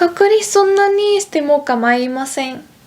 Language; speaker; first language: Japanese; non-native, fluent; Dutch